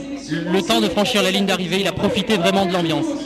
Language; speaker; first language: French; native; French